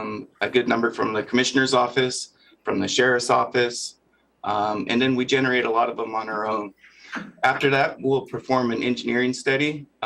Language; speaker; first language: English; native; English